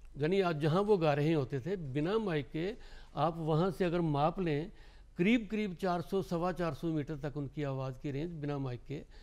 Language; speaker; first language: Hindi; non-native, local second language; Punjabi